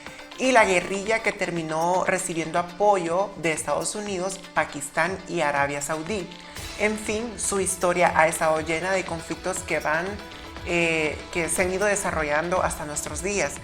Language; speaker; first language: Spanish; native; Spanish